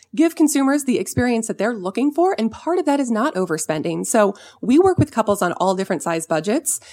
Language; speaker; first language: English; native; English